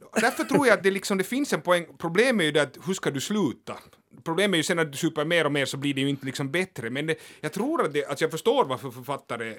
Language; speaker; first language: Swedish; native; Swedish